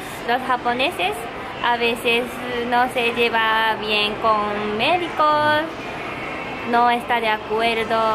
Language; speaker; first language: Spanish; non-native, fluent; Japanese